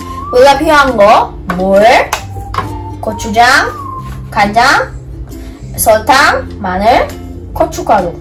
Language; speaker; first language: Korean; early bilingual, other home language; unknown